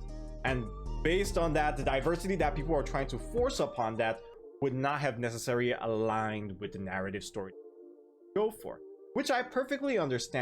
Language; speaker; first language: English; native; English